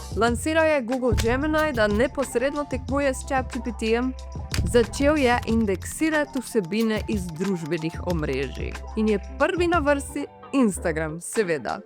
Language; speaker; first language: Slovenian; early bilingual, heritage; Portuguese